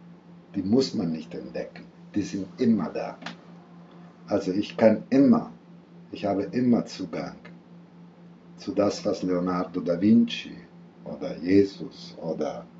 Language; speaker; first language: German; non-native, fluent; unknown